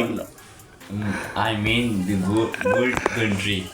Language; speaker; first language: English; non-native, learner; Urdu